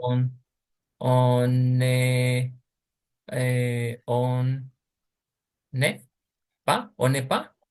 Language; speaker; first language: French; non-native, learner; Portuguese